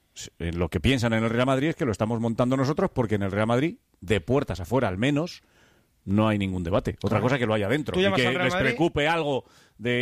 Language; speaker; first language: Spanish; native; Spanish